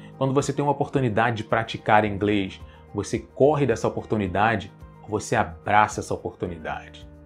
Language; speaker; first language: Portuguese; native; Portuguese